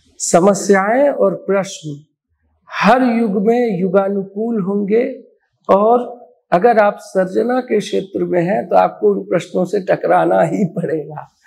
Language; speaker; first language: Hindi; non-native, local second language; Maithili